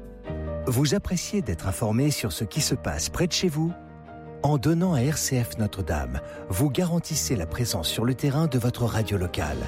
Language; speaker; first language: French; native; French